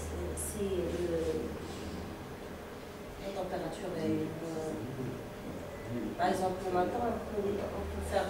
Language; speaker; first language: French; non-native, fluent; Arabic